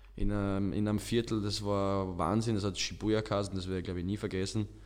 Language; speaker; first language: German; native; German